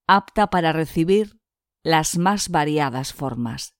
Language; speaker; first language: Spanish; non-native, local second language; Basque